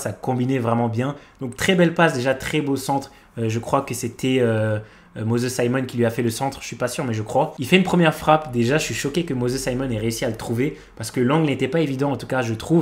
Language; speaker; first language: French; native; French